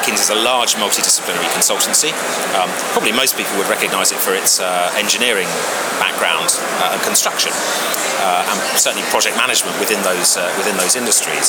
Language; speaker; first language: English; native; English